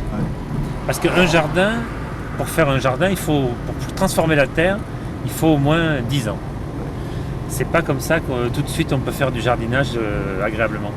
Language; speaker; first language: French; native; French